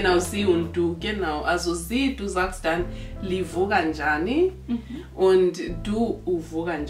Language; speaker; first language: German; non-native, local second language; North Ndebele